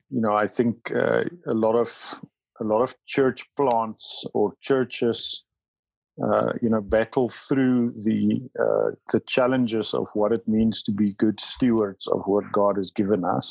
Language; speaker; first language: English; non-native, local second language; Afrikaans